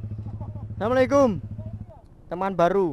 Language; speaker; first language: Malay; non-native, local second language; Javanese